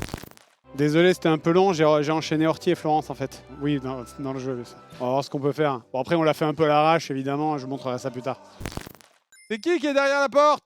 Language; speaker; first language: French; native; French